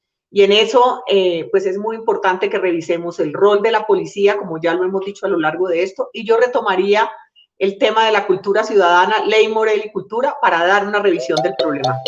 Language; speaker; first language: Spanish; native; Spanish